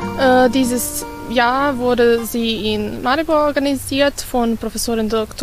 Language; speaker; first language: German; non-native, fluent; Serbian